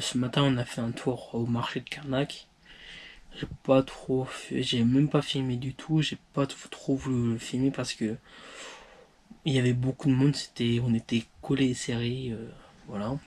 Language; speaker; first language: French; native; French